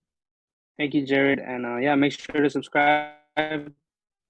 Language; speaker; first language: English; native; English